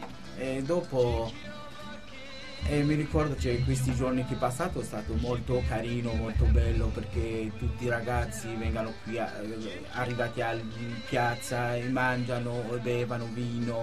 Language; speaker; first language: Italian; non-native, local second language; Kurdish